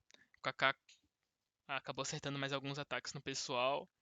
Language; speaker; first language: Portuguese; native; Portuguese